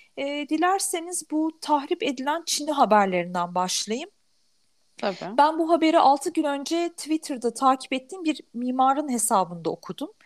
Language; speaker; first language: Turkish; native; Turkish